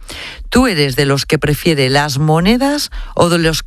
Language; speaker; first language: Spanish; native; Spanish